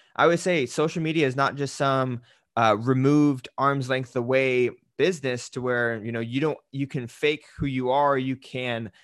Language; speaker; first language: English; native; English